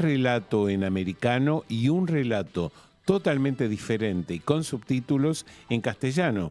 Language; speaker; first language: Spanish; native; Spanish